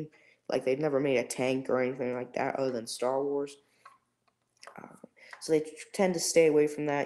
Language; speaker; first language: English; native; English